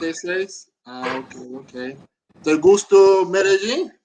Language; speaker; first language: Spanish; non-native, learner; English